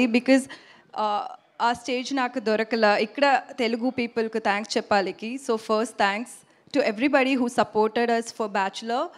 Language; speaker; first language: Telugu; non-native, learner; Tamil